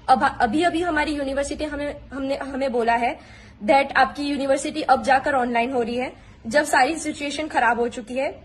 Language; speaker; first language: Hindi; non-native, local second language; Gujarati